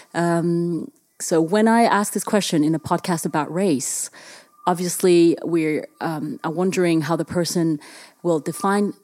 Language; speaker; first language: English; early bilingual, other home language; Chinese